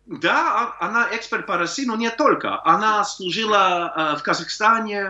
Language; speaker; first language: Russian; non-native, fluent; English